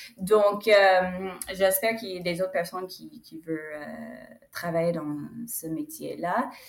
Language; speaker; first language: French; non-native, fluent; English